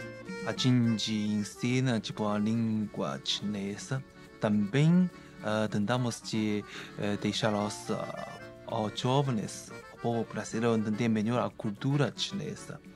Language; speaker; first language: Portuguese; non-native, fluent; Chinese